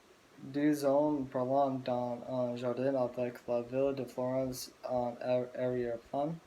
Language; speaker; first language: French; non-native, learner; English